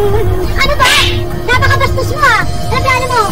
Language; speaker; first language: Filipino; native; Filipino